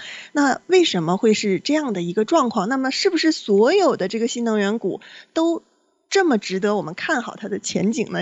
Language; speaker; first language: Chinese; native; Chinese